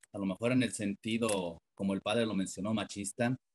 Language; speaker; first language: Spanish; native; Spanish